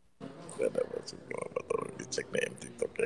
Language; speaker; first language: Chinese; non-native, learner; Indonesian